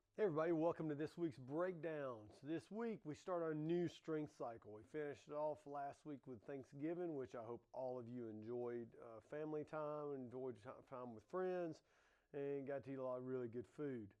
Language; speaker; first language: English; native; English